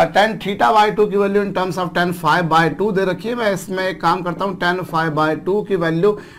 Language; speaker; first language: Hindi; native; Hindi